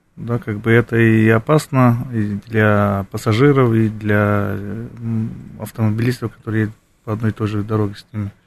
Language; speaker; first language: Russian; non-native, fluent; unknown